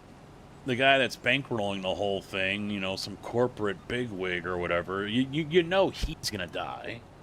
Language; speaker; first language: English; native; English